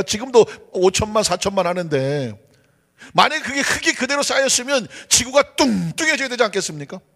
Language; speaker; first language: Korean; native; Korean